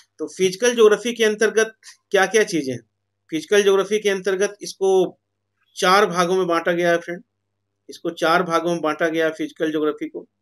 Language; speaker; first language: Hindi; native; Hindi